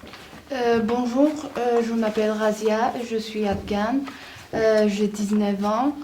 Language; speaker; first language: French; non-native, learner; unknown